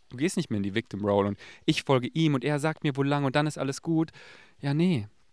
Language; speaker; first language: German; native; German